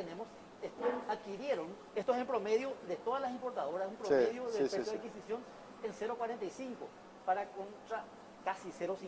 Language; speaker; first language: Spanish; native; Spanish